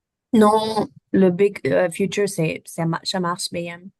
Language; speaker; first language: French; non-native, learner; German